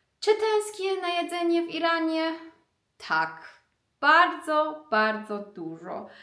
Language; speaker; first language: Polish; non-native, learner; Persian